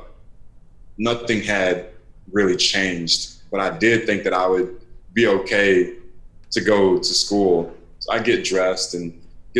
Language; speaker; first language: English; native; English